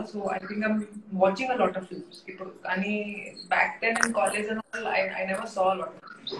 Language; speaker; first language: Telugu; non-native, fluent; Hindi